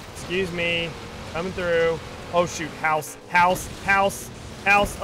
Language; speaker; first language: English; native; English